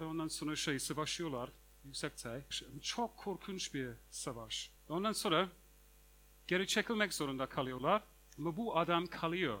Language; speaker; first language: Turkish; non-native, fluent; English